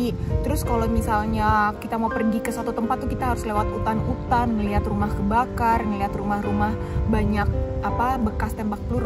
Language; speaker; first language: Indonesian; native; Indonesian